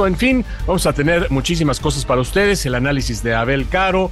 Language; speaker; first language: Spanish; native; Spanish